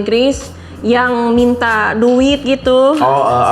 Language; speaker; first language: Indonesian; non-native, learner; Filipino